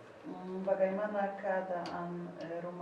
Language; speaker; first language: Indonesian; non-native, learner; Polish